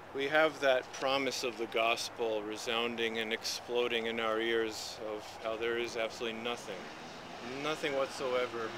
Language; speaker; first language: English; early bilingual, other home language; Latvian